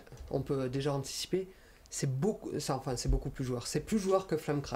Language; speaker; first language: French; native; French